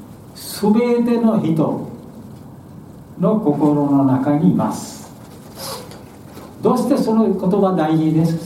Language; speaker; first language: Japanese; non-native, learner; Bangla